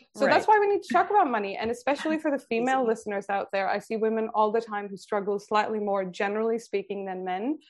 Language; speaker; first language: English; non-native, fluent; Swedish